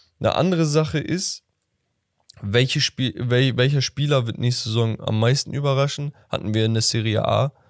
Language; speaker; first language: German; native; German